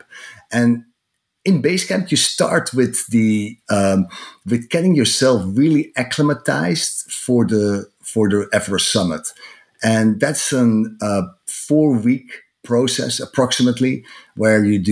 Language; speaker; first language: English; non-native, fluent; Dutch